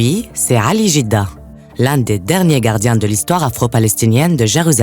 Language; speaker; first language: French; native; French